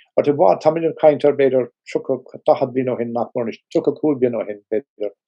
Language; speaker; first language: Irish; non-native, local second language; English